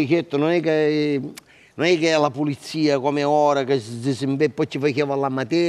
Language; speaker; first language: Italian; native; Italian